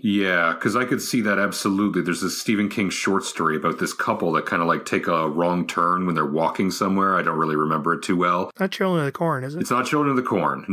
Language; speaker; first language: English; native; English